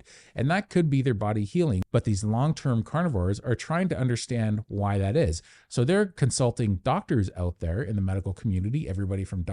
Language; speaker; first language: English; native; English